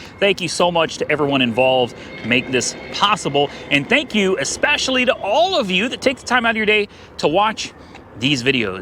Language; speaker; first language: English; native; English